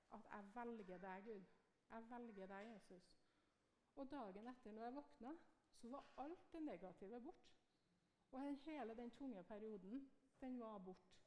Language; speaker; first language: Norwegian; native; Norwegian